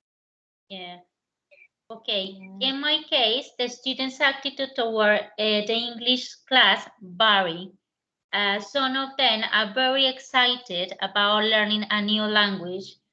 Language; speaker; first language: English; non-native, learner; Spanish